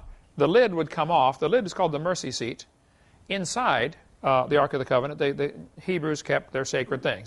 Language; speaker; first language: English; native; English